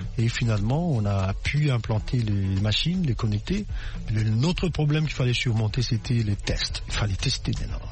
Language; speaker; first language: French; non-native, local second language; Lingala